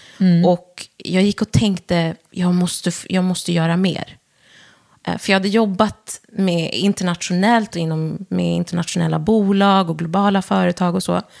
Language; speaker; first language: Swedish; early bilingual, other home language; Wolof